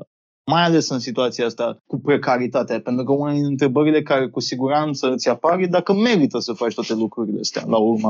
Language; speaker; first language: Romanian; native; Romanian